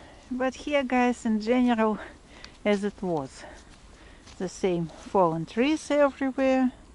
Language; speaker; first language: English; non-native, fluent; Russian